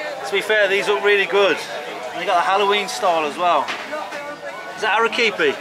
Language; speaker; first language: English; native; English